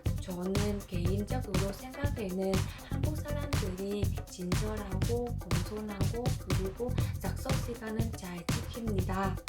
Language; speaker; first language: Korean; non-native, learner; Vietnamese